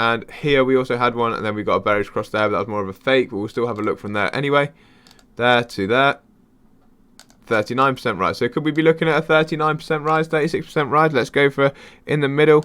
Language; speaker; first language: English; native; English